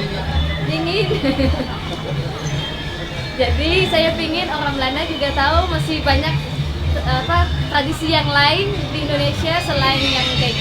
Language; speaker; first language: Indonesian; non-native, fluent; Dutch